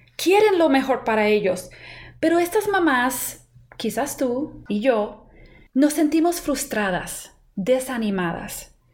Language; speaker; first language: Spanish; non-native, fluent; English